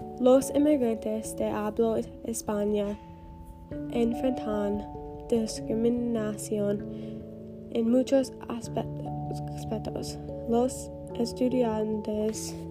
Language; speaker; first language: Spanish; non-native, learner; English